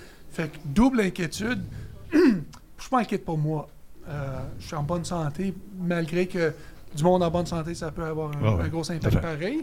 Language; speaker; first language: French; native; French